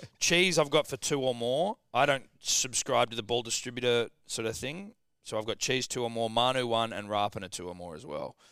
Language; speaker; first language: English; native; English